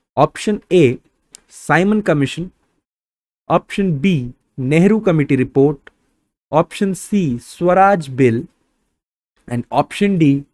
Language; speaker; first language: English; non-native, local second language; Bangla